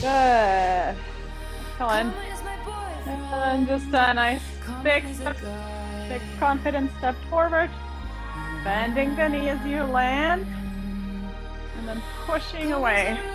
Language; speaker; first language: English; native; English